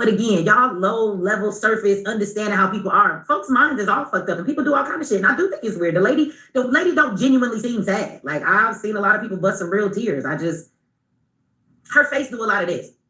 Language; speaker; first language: English; native; English